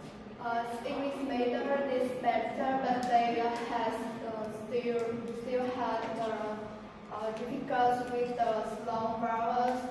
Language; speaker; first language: English; non-native, learner; Vietnamese